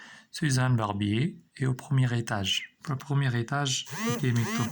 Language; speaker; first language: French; non-native, fluent; Albanian